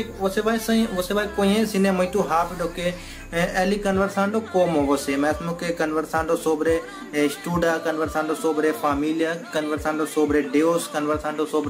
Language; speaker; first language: Portuguese; non-native, learner; Hindi